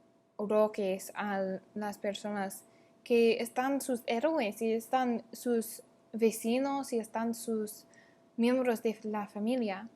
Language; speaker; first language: Spanish; non-native, learner; English